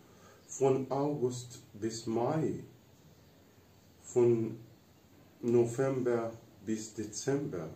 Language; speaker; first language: German; non-native, fluent; Arabic